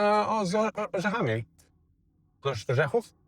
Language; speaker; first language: Polish; non-native, fluent; Portuguese